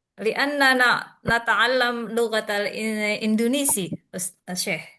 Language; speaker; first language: Arabic; non-native, learner; Indonesian